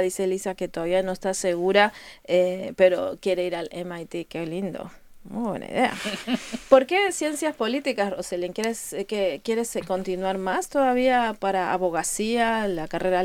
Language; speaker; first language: Spanish; native; Spanish